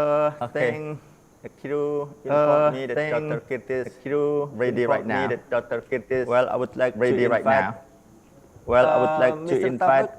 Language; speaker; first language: English; non-native, learner; Indonesian